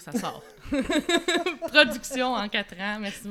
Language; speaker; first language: French; native; French